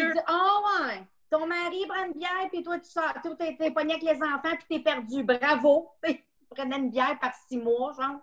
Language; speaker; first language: French; native; French